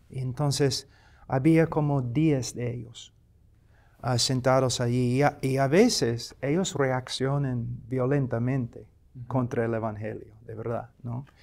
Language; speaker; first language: Spanish; non-native, fluent; English